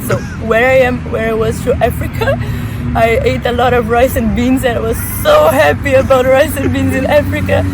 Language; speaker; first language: English; non-native, fluent; Portuguese